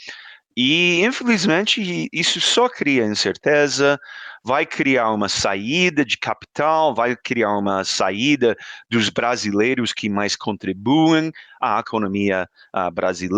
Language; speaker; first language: Portuguese; non-native, fluent; English